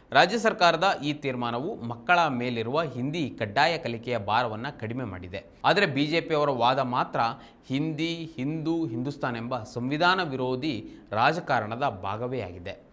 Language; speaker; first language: Kannada; native; Kannada